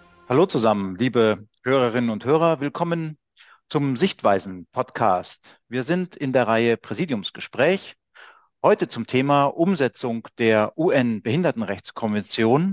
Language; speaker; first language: German; native; German